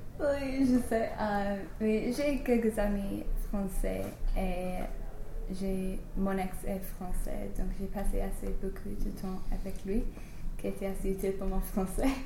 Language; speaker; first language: French; non-native, learner; English